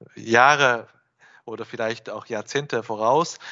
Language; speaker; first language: German; non-native, fluent; Chinese